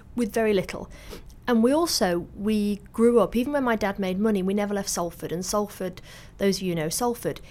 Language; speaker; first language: English; native; English